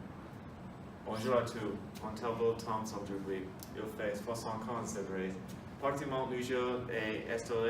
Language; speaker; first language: French; non-native, learner; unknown